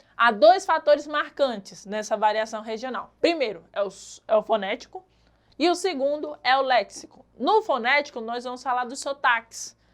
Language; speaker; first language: Portuguese; native; Portuguese